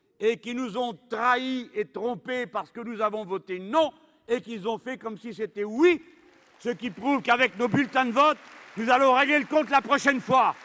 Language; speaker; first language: French; native; French